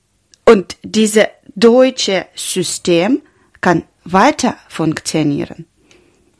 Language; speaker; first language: German; non-native, learner; Ukrainian